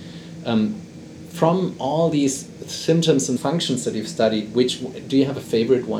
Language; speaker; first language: English; non-native, fluent; German